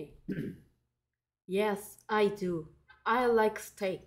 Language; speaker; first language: English; non-native, learner; Korean